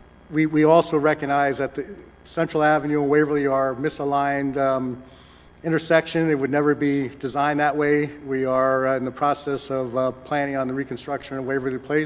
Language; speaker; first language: English; native; English